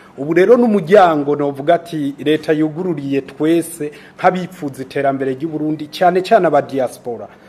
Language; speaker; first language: Rundi; native; Rundi